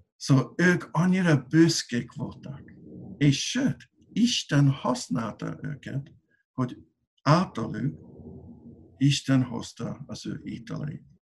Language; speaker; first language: Hungarian; non-native, learner; English